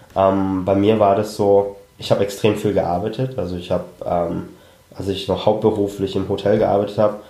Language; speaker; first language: German; early bilingual, other home language; Cantonese